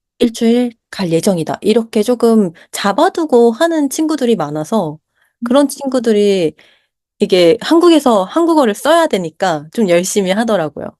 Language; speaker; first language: Korean; native; Korean